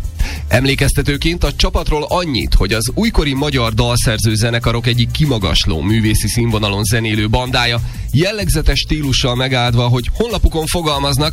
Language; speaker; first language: Hungarian; native; Hungarian